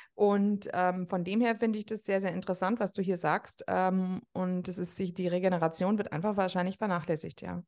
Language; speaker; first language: German; native; German